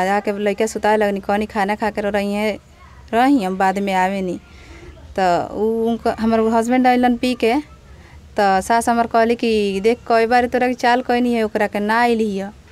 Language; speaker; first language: Hindi; native; Hindi